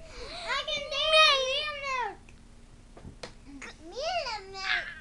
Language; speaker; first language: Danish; early bilingual, heritage; English